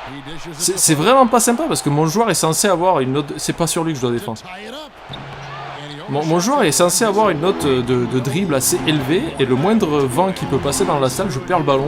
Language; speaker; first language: French; native; French